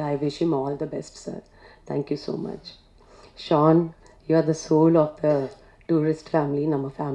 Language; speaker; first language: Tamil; non-native, fluent; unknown